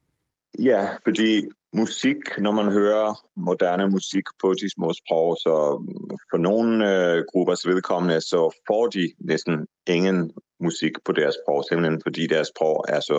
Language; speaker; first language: Danish; non-native, fluent; Hebrew